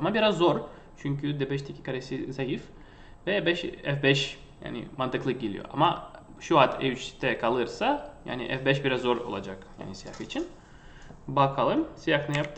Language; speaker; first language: Turkish; non-native, fluent; Russian